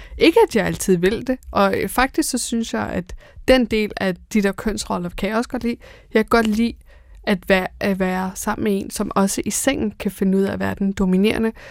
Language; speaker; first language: Danish; early bilingual, other home language; Persian